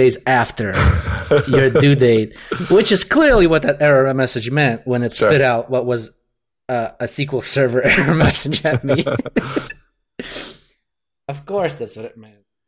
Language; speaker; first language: English; non-native, fluent; Russian